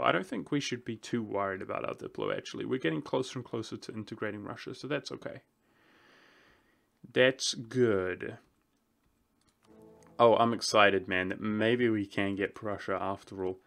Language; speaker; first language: English; native; English